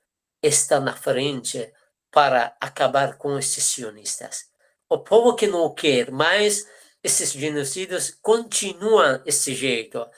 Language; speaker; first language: Portuguese; non-native, fluent; Persian